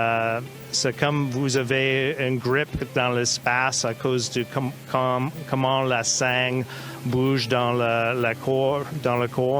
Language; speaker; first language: French; non-native, learner; English